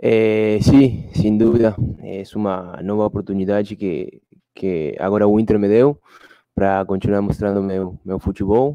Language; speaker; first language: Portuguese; non-native, fluent; Spanish